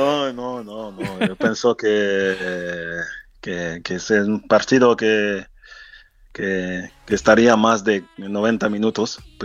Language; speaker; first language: Spanish; non-native, fluent; French